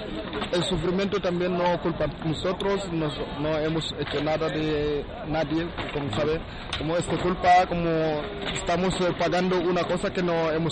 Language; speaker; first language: Spanish; non-native, learner; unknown